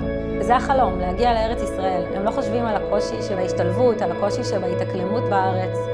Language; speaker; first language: Hebrew; native; Hebrew